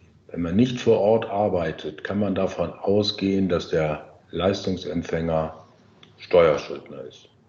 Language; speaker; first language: German; native; German